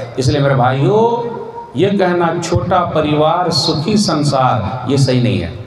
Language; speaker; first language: Urdu; native; Urdu